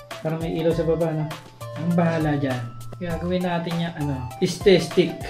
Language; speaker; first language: Filipino; non-native, local second language; Hiligaynon